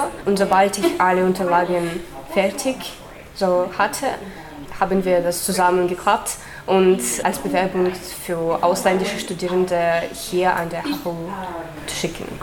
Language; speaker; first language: German; non-native, fluent; Ukrainian